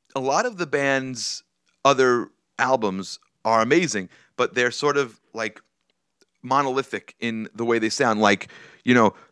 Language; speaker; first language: English; native; English